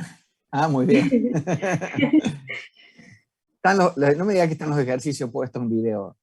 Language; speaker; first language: Spanish; native; Spanish